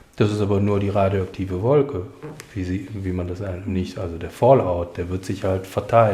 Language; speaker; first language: German; native; German